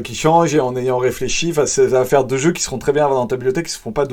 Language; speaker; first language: French; native; French